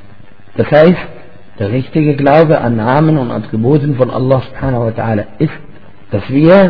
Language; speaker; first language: German; non-native, fluent; Arabic